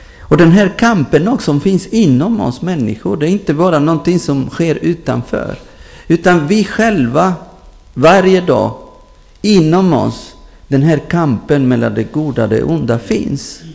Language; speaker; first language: Swedish; non-native, fluent; Spanish